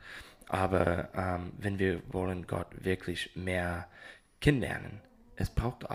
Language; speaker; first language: German; non-native, learner; English